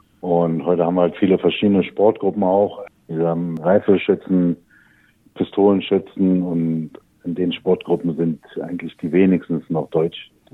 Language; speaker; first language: German; native; German